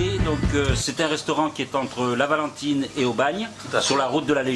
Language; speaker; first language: French; native; French